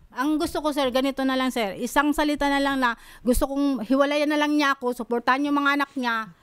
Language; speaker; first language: Filipino; non-native, local second language; Cebuano